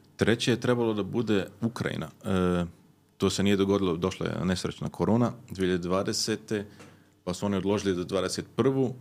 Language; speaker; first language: Serbian; early bilingual, heritage; Serbian